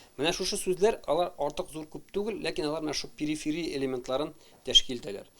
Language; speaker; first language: Tatar; native; Tatar